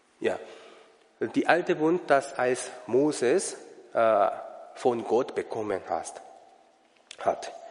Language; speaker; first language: German; non-native, learner; Korean